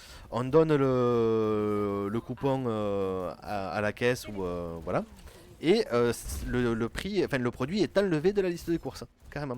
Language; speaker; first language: French; native; French